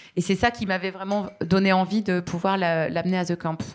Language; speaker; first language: French; native; French